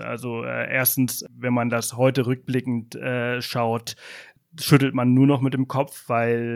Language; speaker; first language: German; native; German